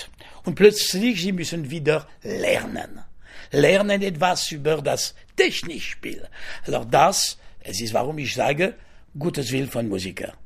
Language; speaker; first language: German; non-native, fluent; French